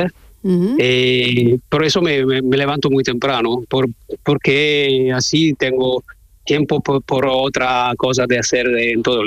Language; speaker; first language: Spanish; non-native, learner; Italian